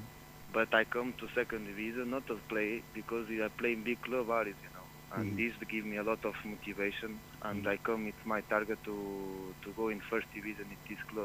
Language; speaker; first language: English; non-native, fluent; Portuguese